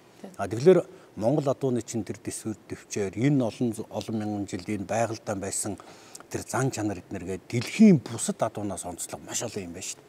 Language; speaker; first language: Mongolian; native; Mongolian